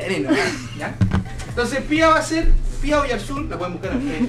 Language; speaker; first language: Spanish; native; Spanish